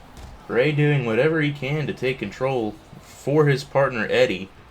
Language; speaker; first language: English; native; English